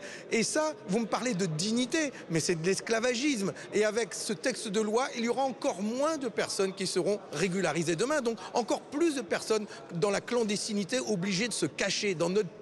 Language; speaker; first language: French; native; French